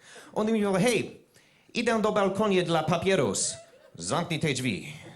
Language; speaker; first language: Polish; non-native, learner; English